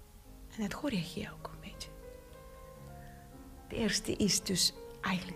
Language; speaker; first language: Dutch; non-native, fluent; Bulgarian